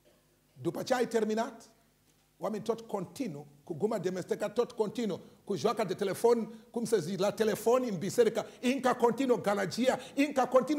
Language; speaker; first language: Romanian; non-native, learner; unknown